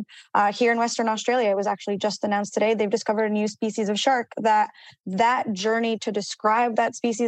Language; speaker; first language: English; early bilingual, other home language; Spanish